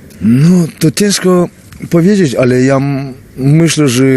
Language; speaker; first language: Polish; non-native, fluent; Russian